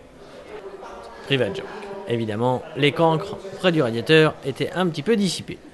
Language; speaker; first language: French; native; French